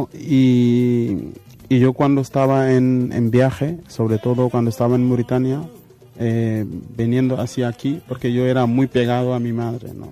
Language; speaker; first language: Spanish; non-native, fluent; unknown